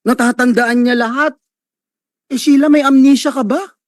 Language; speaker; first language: Filipino; native; Filipino